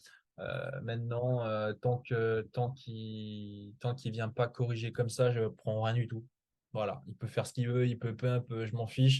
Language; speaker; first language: French; native; French